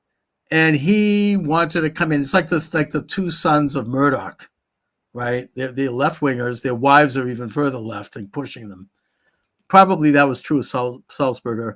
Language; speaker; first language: English; native; English